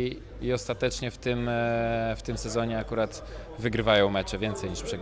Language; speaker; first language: Polish; native; Polish